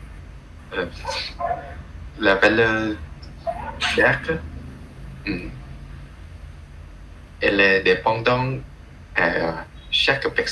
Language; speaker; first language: French; non-native, learner; Vietnamese